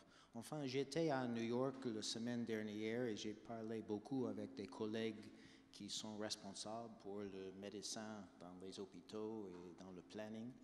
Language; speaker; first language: French; non-native, fluent; English